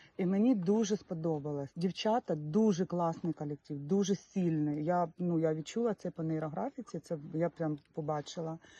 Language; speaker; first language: Ukrainian; native; Ukrainian